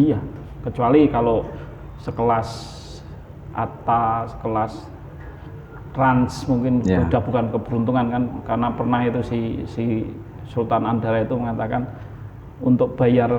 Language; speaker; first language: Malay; non-native, local second language; Javanese